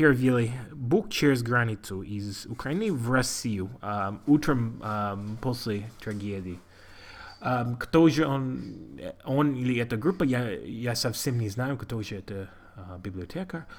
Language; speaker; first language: Russian; non-native, learner; English